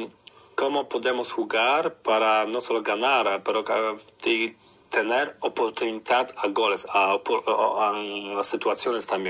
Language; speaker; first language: Spanish; non-native, learner; Polish